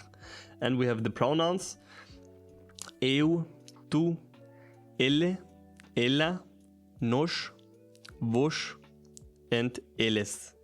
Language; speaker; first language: Portuguese; non-native, learner; German